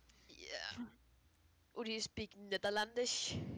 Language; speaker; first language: English; non-native, fluent; Danish